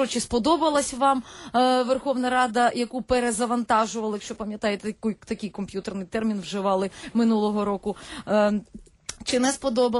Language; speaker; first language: Ukrainian; native; Ukrainian